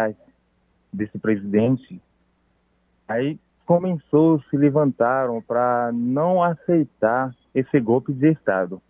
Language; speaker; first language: Portuguese; non-native, fluent; Haitian Creole